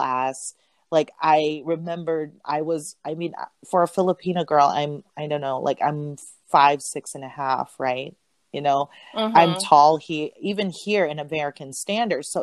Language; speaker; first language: English; non-native, local second language; Filipino